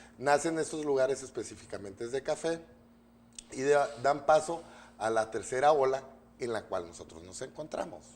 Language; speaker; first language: Spanish; native; Spanish